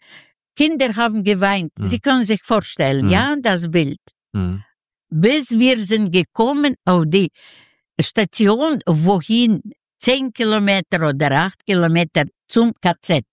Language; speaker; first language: German; non-native, learner; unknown